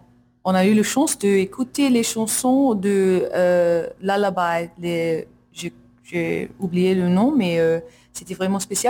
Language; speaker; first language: French; non-native, learner; English